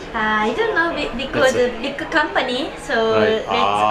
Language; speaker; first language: English; non-native, learner; Japanese